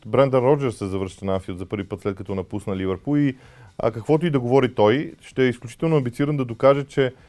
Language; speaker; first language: Bulgarian; native; Bulgarian